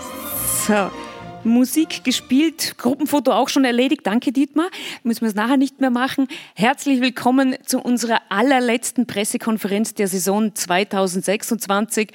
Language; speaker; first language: German; native; German